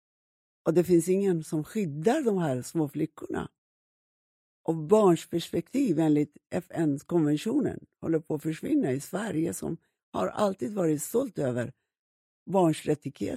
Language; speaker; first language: Swedish; non-native, fluent; Persian